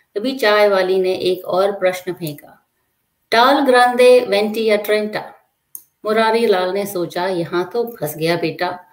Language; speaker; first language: Hindi; native; Hindi